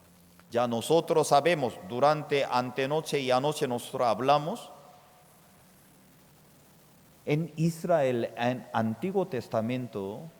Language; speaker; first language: Spanish; non-native, fluent; Korean